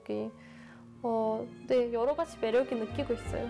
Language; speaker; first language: Korean; non-native, fluent; German